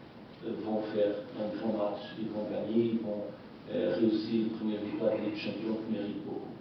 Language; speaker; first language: French; non-native, learner; Portuguese